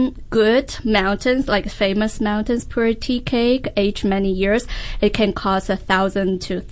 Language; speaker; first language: English; non-native, fluent; Chinese